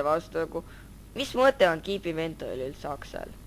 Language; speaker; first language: Estonian; native; Estonian